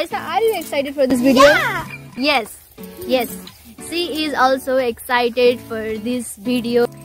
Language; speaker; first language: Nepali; non-native, local second language; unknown